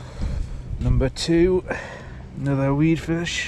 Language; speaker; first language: English; native; English